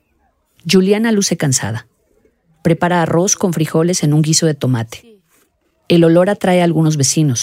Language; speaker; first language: Spanish; native; Spanish